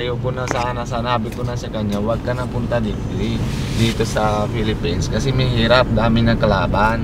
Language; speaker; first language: Filipino; non-native, local second language; Cebuano